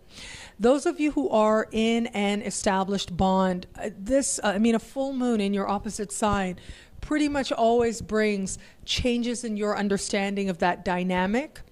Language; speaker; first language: English; native; English